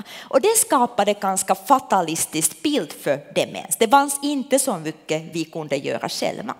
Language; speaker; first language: Swedish; non-native, local second language; Finnish